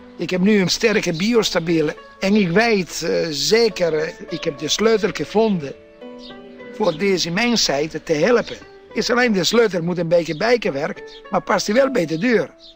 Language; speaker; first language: Dutch; non-native, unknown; Italian